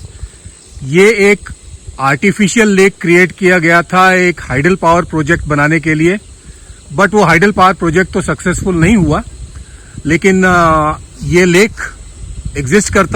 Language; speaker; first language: Hindi; native; Hindi